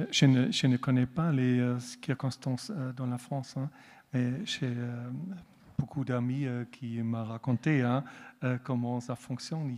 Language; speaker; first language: French; non-native, learner; German